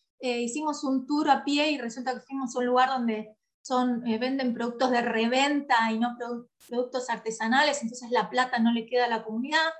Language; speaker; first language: Spanish; native; Spanish